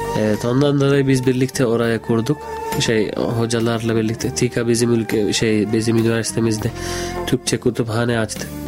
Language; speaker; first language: Turkish; non-native, fluent; Urdu